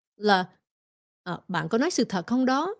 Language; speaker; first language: Vietnamese; early bilingual, heritage; Vietnamese